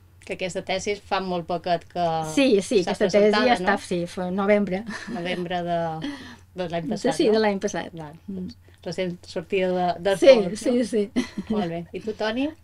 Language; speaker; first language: Catalan; native; Catalan